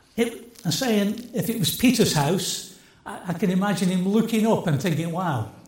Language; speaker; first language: English; native; English